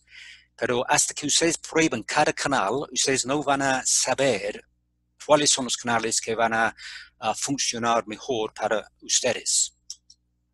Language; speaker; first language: Spanish; non-native, fluent; English